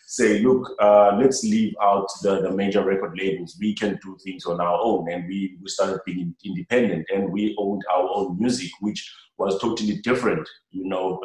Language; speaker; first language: English; non-native, local second language; Xhosa